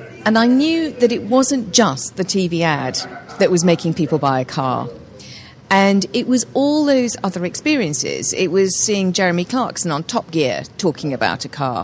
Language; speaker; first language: English; native; English